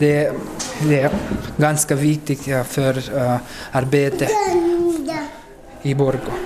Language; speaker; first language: Swedish; non-native, learner; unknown